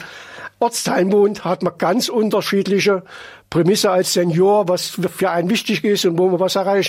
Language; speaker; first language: German; native; German